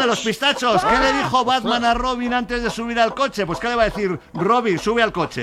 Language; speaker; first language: Spanish; native; Spanish